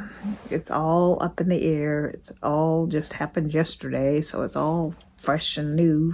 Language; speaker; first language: English; native; English